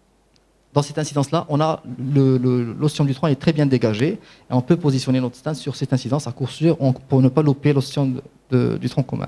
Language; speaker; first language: French; non-native, local second language; Arabic